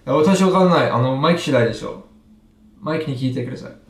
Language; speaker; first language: Japanese; non-native, fluent; English